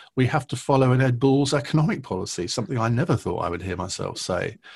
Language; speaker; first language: English; native; English